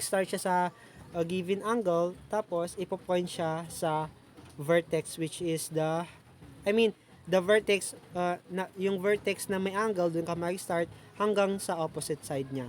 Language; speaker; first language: Filipino; native; Filipino